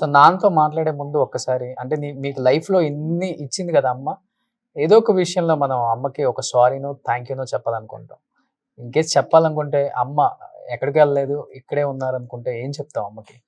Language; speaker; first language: Telugu; native; Telugu